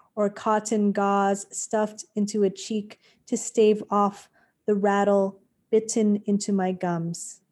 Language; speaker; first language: English; native; English